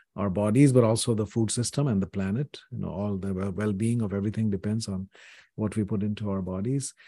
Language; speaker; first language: English; non-native, local second language; Hindi